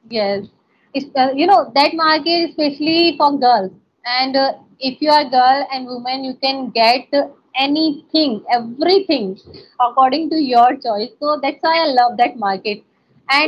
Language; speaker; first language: English; non-native, local second language; Hindi